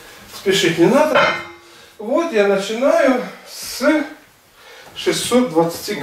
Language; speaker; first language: Russian; native; Russian